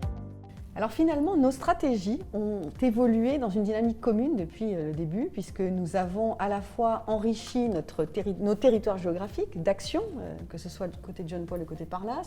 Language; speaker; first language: French; native; French